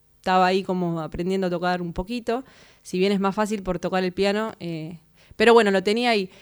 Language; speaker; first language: Spanish; native; Spanish